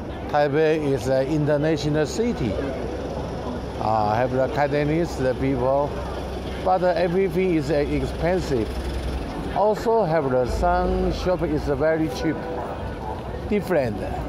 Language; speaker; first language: English; non-native, learner; Chinese